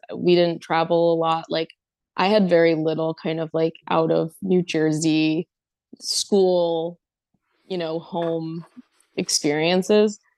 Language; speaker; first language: English; native; English